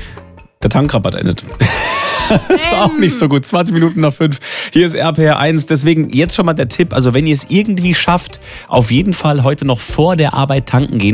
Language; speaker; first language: German; native; German